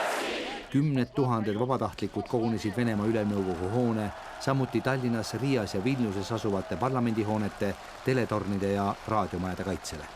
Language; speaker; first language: Estonian; native; Estonian